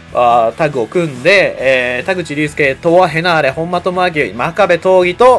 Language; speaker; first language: Japanese; native; Japanese